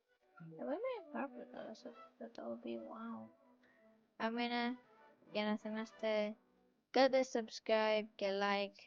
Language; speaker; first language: Greek; early bilingual, heritage; Greek